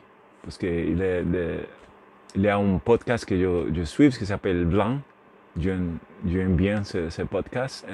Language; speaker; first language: French; non-native, learner; Spanish